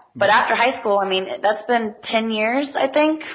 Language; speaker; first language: English; native; English